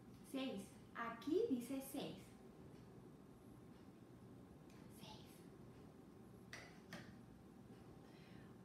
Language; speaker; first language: Spanish; non-native, fluent; English